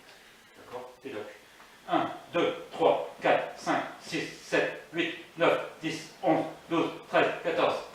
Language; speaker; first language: French; native; French